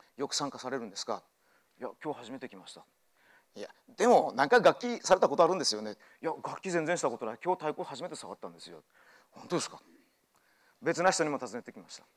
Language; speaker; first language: Japanese; native; Japanese